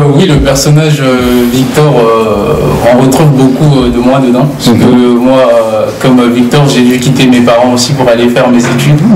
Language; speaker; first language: French; native; French